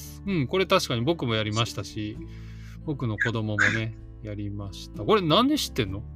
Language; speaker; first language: Japanese; native; Japanese